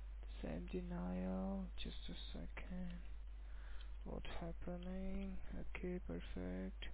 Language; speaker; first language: English; non-native, local second language; Gujarati